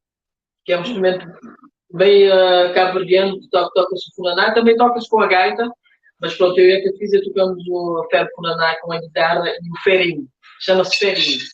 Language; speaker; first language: Portuguese; non-native, local second language; Kabuverdianu